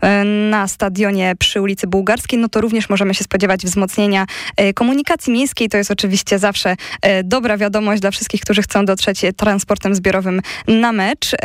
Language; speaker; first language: Polish; native; Polish